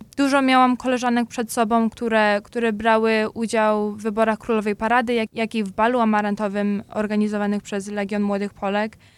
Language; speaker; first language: Polish; early bilingual, heritage; Polish